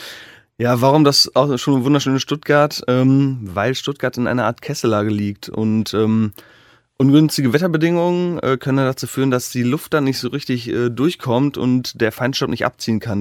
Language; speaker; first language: German; native; German